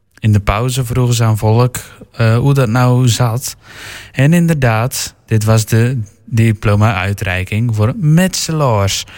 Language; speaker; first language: Dutch; native; Dutch